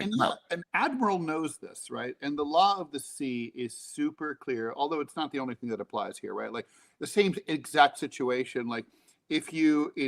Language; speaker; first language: English; native; English